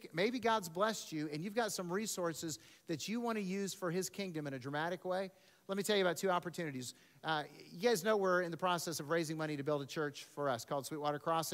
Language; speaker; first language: English; native; English